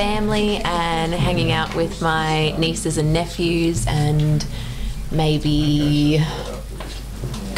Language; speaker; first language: English; native; English